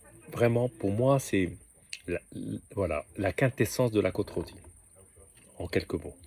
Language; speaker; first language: French; native; French